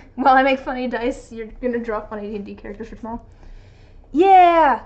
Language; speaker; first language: English; native; English